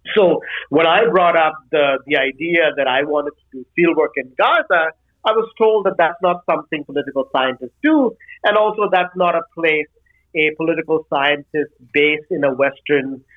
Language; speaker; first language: English; non-native, local second language; Bangla